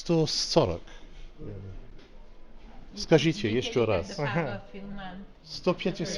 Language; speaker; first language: Russian; non-native, learner; English